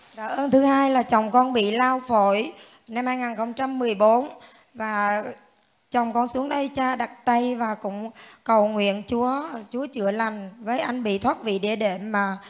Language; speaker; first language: Vietnamese; native; Vietnamese